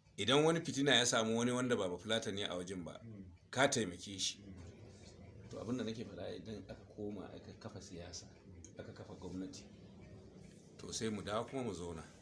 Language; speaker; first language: Hausa; non-native, local second language; Fula